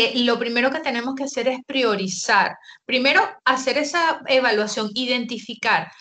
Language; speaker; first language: Spanish; native; Spanish